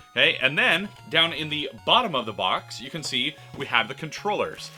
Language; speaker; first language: English; native; English